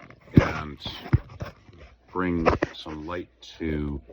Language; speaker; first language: English; native; English